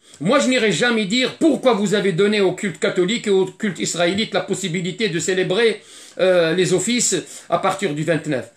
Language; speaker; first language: French; non-native, fluent; Arabic